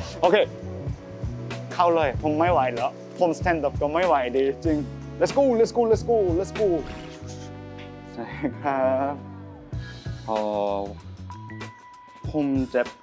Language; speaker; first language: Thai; non-native, learner; Korean